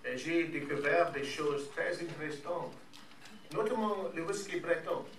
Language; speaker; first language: French; non-native, learner; English